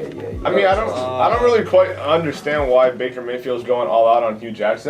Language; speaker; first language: English; native; English